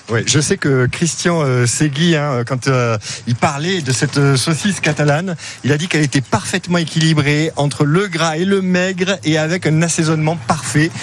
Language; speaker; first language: French; native; French